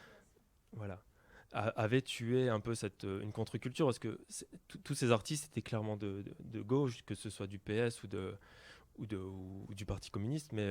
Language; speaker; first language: French; native; French